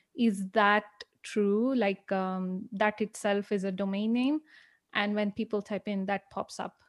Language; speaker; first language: English; non-native, local second language; Kannada